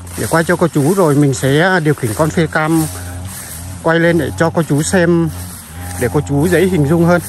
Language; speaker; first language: Vietnamese; non-native, local second language; Tày